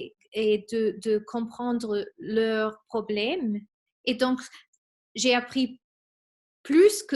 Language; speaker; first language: French; non-native, fluent; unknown